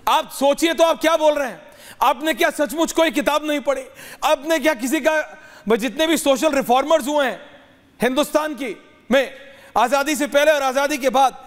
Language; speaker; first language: Hindi; native; Hindi